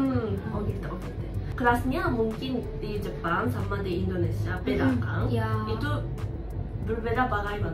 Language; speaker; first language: Indonesian; non-native, fluent; Japanese